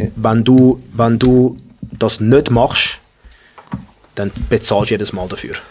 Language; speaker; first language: German; early bilingual, other home language; English